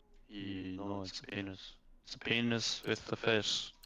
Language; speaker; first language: English; non-native, fluent; Icelandic